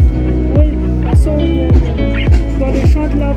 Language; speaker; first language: French; non-native, learner; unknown